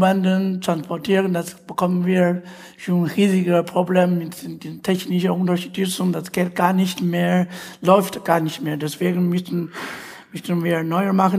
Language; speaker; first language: German; non-native, fluent; Chinese